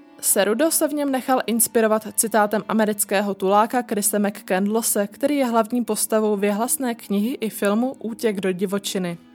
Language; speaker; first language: Czech; native; Czech